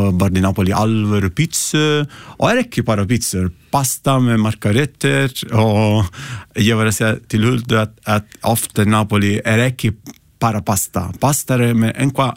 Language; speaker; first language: Icelandic; non-native, learner; Italian